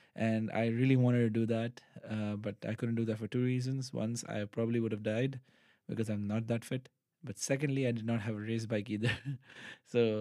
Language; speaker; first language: English; non-native, local second language; Urdu